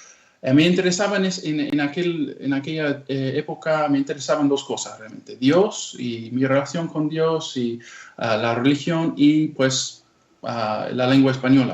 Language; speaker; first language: Spanish; non-native, fluent; English